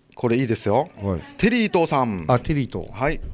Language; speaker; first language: Japanese; native; Japanese